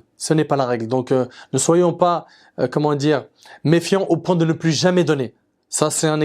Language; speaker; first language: French; native; French